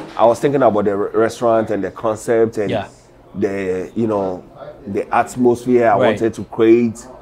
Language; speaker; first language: English; non-native, local second language; Ga